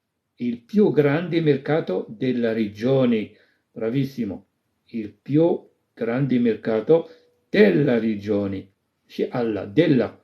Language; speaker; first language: Italian; non-native, fluent; Arabic